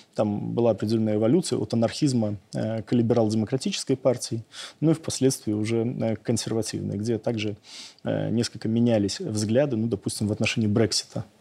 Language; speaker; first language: Russian; native; Russian